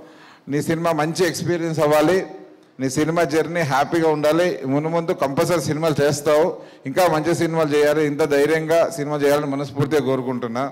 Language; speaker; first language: Telugu; native; Telugu